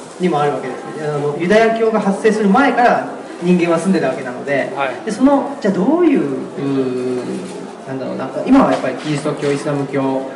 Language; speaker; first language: Japanese; native; Japanese